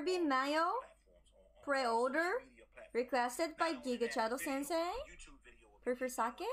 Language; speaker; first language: English; non-native, learner; Japanese